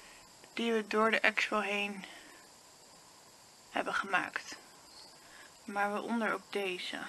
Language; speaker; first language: Dutch; native; Dutch